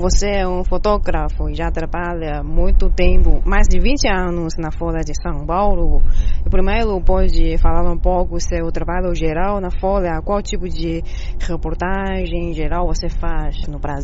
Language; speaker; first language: Portuguese; non-native, learner; Chinese